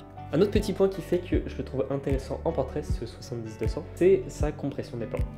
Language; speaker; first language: French; native; French